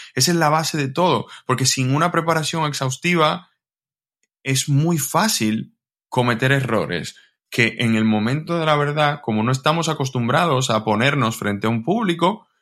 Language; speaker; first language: Spanish; native; Spanish